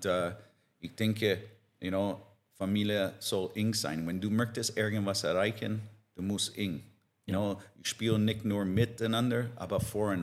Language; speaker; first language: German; non-native, learner; English